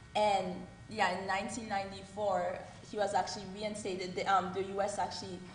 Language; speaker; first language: English; early bilingual, other home language; Haitian Creole